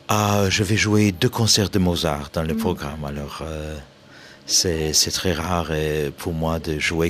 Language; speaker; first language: French; non-native, fluent; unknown